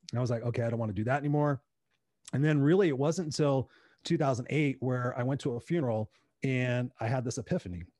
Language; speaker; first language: English; native; English